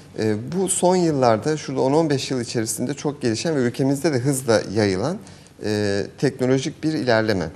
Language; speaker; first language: Turkish; native; Turkish